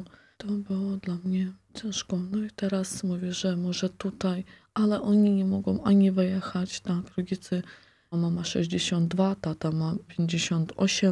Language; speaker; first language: Polish; non-native, local second language; Ukrainian